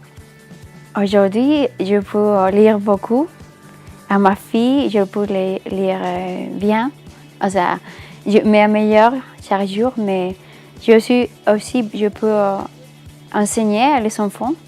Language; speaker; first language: French; non-native, learner; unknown